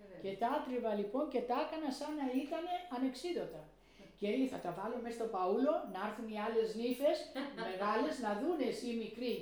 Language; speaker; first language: Greek; early bilingual, heritage; Greek